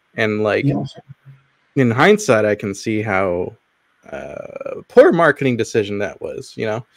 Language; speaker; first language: English; native; English